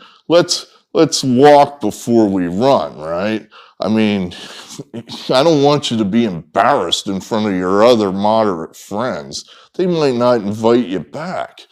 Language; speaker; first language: English; native; English